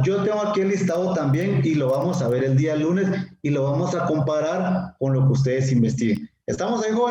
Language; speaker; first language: Spanish; native; Spanish